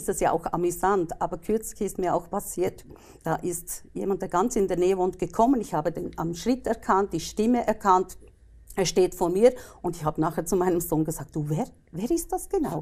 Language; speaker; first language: German; native; German